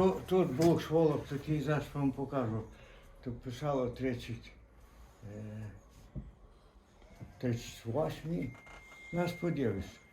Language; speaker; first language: Ukrainian; native; Ukrainian